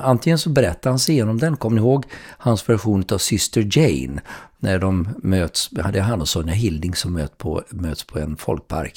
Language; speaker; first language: Swedish; native; Swedish